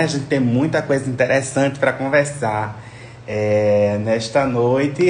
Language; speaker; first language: Portuguese; native; Portuguese